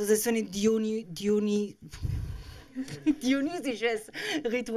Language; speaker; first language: German; native; German